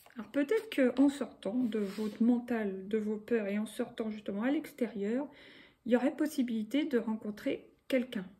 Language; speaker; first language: French; native; French